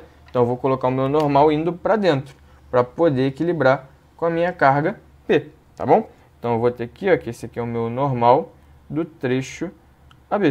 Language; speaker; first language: Portuguese; native; Portuguese